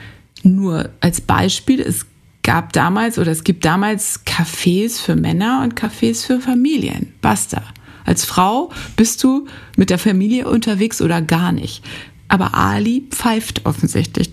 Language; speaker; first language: German; native; German